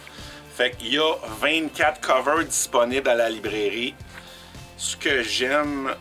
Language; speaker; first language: French; native; French